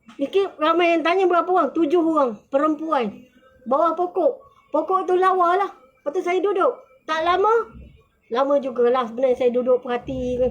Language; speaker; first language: Malay; native; Malay